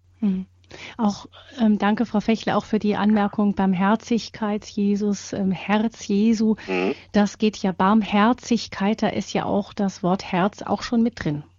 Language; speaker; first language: German; native; German